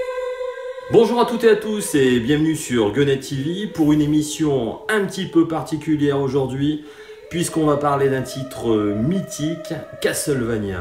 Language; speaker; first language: French; native; French